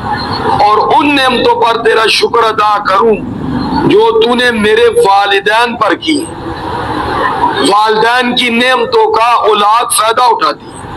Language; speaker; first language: Urdu; native; Urdu